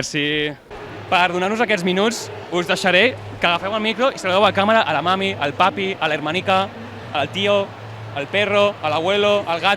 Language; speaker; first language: Catalan; native; Catalan